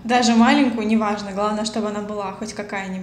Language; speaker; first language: Russian; native; Russian